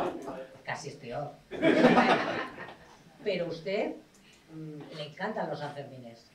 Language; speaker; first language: Spanish; native; Spanish